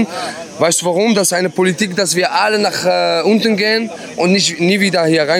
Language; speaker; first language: German; non-native, learner; Arabic